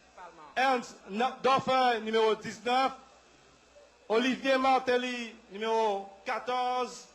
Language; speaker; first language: French; non-native, local second language; Haitian Creole